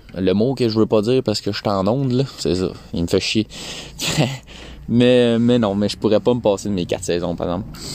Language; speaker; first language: French; native; French